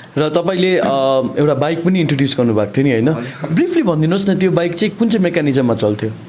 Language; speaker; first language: Nepali; native; Nepali